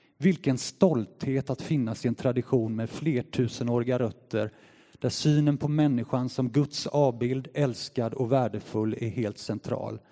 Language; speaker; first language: Swedish; native; Swedish